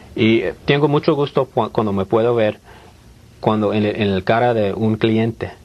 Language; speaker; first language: Spanish; early bilingual, heritage; Spanish